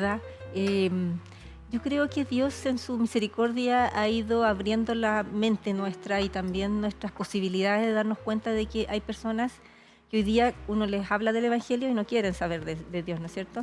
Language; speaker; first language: Spanish; native; Spanish